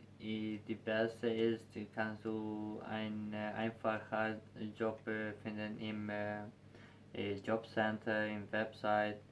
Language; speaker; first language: German; non-native, learner; Albanian